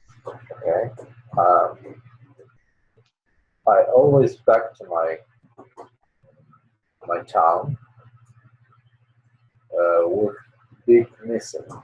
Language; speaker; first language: English; non-native, learner; Polish